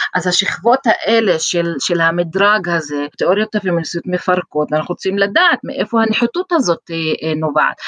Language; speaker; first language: Hebrew; non-native, local second language; Arabic